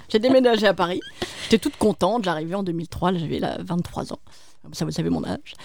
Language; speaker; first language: French; native; French